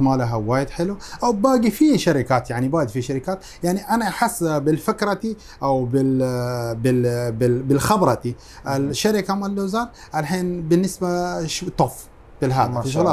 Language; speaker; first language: Arabic; non-native, fluent; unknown